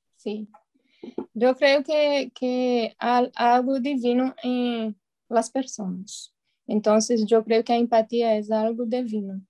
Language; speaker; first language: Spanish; non-native, learner; Portuguese